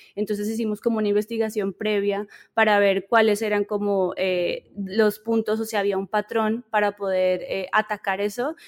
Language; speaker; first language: Spanish; native; Spanish